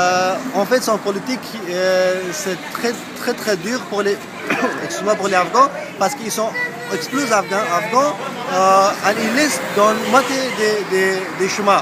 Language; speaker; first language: French; non-native, learner; Persian